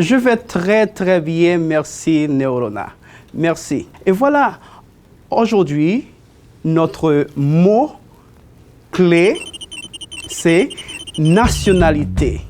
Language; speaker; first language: French; non-native, fluent; Spanish